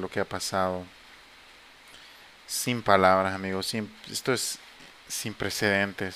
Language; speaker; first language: Spanish; native; Spanish